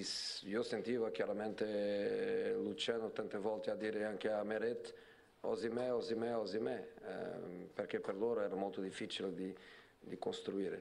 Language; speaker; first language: Italian; non-native, fluent; Portuguese